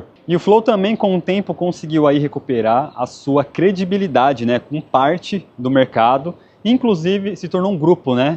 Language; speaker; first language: Portuguese; native; Portuguese